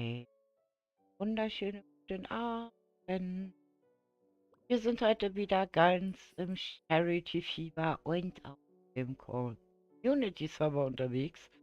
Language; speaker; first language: German; native; German